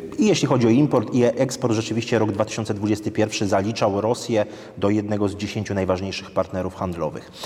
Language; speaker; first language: Polish; native; Polish